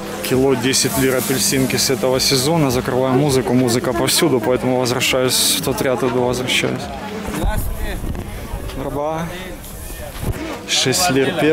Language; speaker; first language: Russian; native; Russian